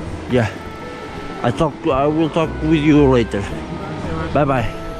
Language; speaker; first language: English; non-native, learner; Portuguese